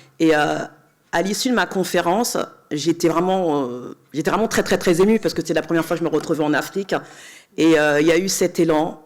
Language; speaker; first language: French; native; French